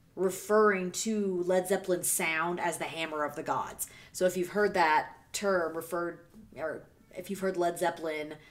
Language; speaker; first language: English; native; English